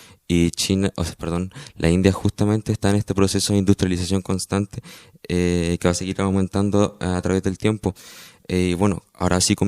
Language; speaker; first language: Spanish; native; Spanish